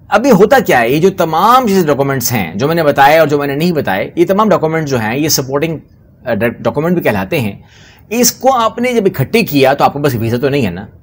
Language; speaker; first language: Urdu; non-native, local second language; Punjabi